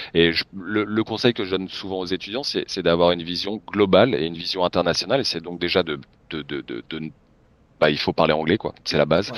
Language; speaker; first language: French; native; French